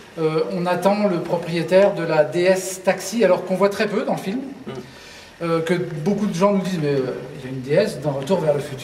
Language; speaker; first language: French; native; French